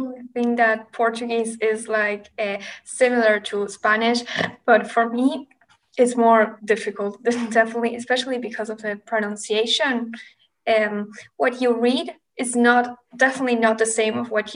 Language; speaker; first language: English; non-native, fluent; Spanish